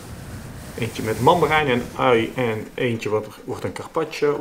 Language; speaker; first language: Dutch; native; Dutch